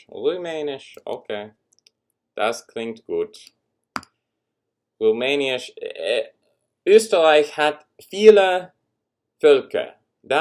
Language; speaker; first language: German; non-native, learner; English